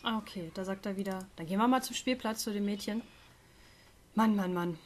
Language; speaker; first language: German; native; German